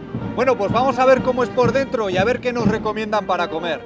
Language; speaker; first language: Spanish; native; Spanish